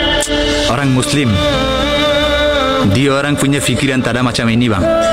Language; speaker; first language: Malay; non-native, learner; Bangla